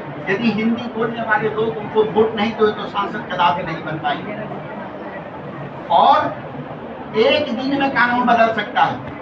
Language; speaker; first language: Hindi; native; Hindi